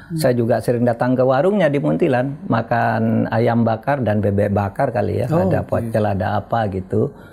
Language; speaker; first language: Indonesian; non-native, local second language; Madurese